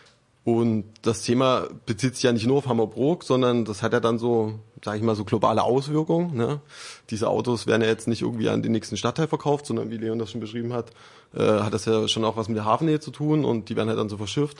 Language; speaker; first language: German; native; German